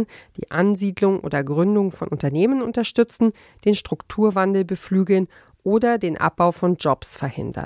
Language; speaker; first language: German; native; German